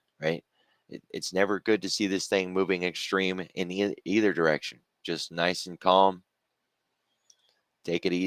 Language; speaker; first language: English; native; English